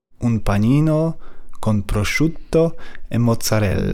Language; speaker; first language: Italian; non-native, learner; Polish